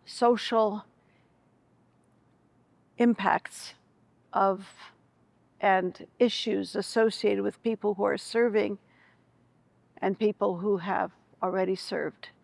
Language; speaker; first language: English; early bilingual, other home language; Ukrainian